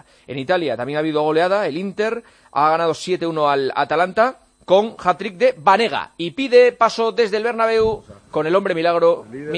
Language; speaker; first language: Spanish; native; Spanish